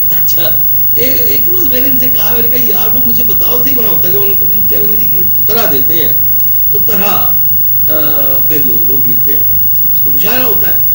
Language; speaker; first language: Urdu; non-native, local second language; Punjabi